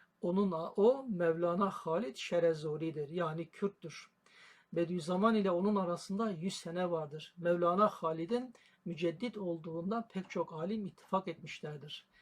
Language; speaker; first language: Turkish; native; Turkish